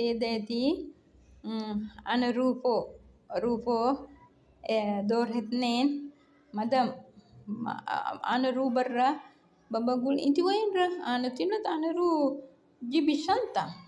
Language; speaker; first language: Arabic; non-native, learner; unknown